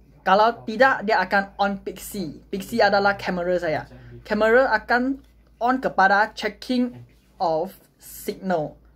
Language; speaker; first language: Malay; non-native, local second language; Chinese